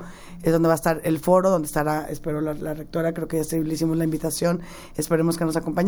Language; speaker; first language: Spanish; native; Spanish